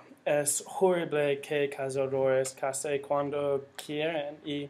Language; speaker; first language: Spanish; non-native, learner; English